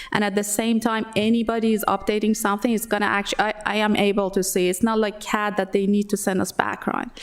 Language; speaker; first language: English; non-native, fluent; Persian